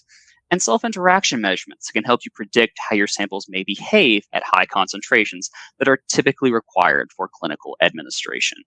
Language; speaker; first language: English; native; English